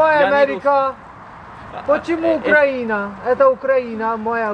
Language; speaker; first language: Russian; non-native, learner; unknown